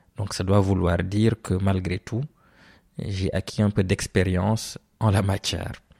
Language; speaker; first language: French; non-native, local second language; Serer